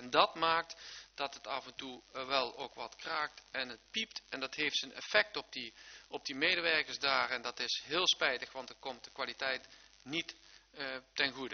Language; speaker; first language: Dutch; native; Dutch